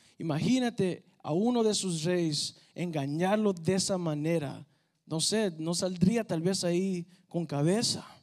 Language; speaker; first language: Spanish; early bilingual, heritage; Spanish